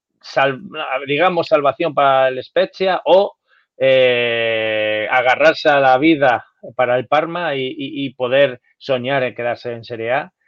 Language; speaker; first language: Spanish; native; Spanish